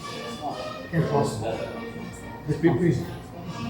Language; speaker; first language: English; non-native, learner; Portuguese